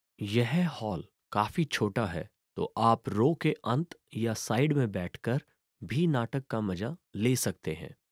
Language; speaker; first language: Hindi; native; Hindi